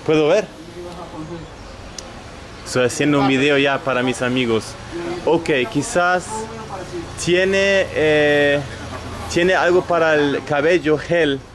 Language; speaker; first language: Spanish; non-native, fluent; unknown